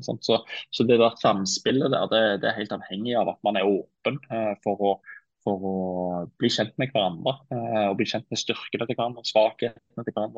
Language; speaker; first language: Norwegian; native; Norwegian